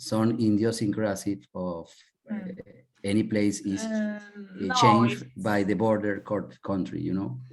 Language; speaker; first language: English; non-native, learner; Spanish